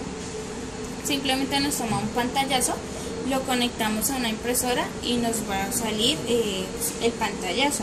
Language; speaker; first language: Spanish; native; Spanish